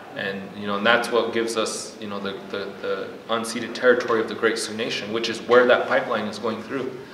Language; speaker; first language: English; native; English